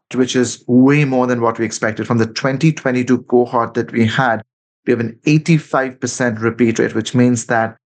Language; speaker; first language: English; non-native, local second language; Bangla